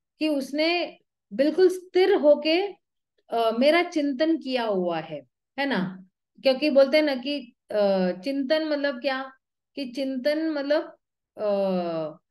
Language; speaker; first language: Hindi; native; Hindi